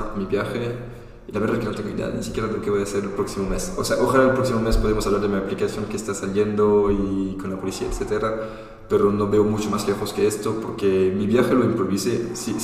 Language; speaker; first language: Spanish; non-native, fluent; French